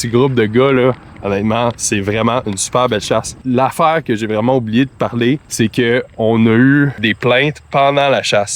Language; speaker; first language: French; native; French